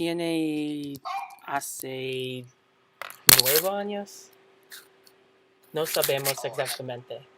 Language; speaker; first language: Spanish; non-native, learner; English